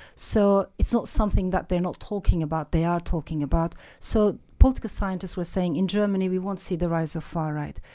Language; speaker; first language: English; non-native, fluent; Turkish